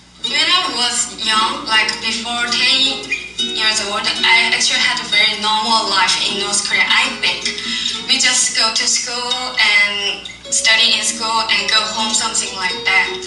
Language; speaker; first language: English; non-native, learner; Korean